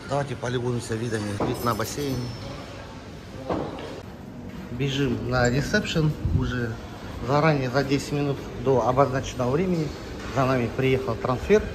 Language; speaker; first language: Russian; native; Russian